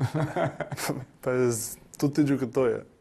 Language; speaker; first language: Italian; non-native, learner; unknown